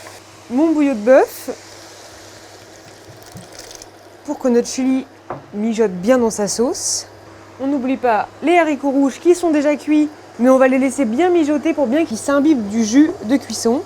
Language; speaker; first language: French; native; French